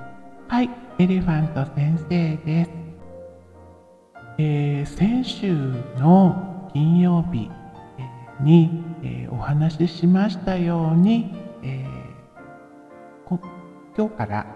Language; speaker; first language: Japanese; native; Japanese